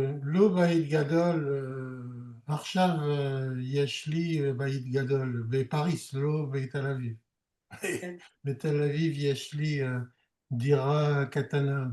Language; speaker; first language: Hebrew; non-native, learner; French